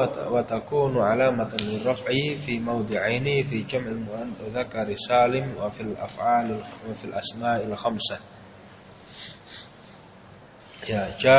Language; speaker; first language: Arabic; non-native, fluent; Indonesian